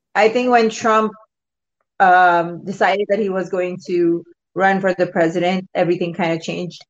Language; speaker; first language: English; non-native, local second language; Urdu